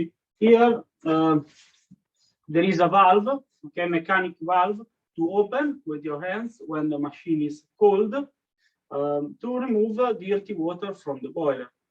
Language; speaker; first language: English; non-native, learner; Italian